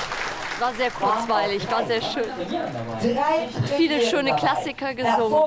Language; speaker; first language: German; non-native, learner; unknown